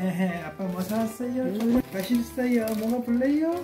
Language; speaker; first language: Korean; native; Korean